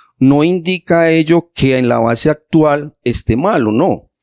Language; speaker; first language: Spanish; native; Spanish